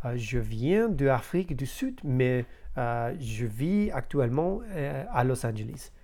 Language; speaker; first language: French; non-native, learner; English